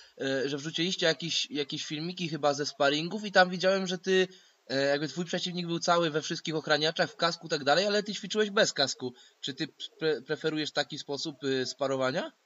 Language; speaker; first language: Polish; native; Polish